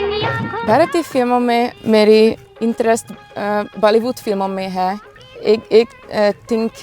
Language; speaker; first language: Hindi; non-native, learner; Hungarian